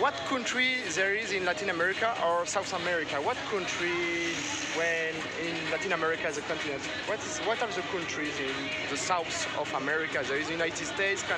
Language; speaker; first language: English; non-native, learner; French